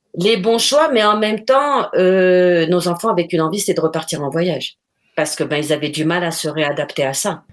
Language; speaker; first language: French; non-native, local second language; Arabic